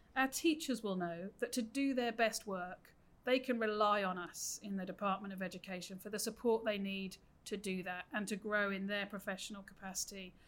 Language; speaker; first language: English; native; English